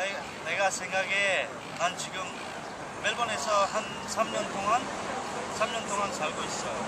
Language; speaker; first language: Korean; non-native, learner; Persian